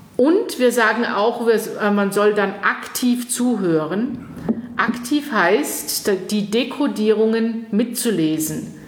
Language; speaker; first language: German; native; German